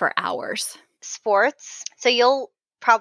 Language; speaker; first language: English; native; English